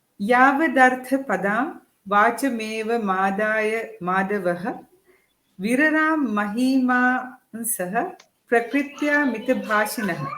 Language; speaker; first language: Hindi; non-native, fluent; Sinhala